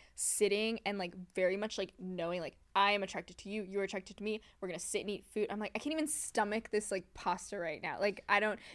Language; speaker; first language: English; native; English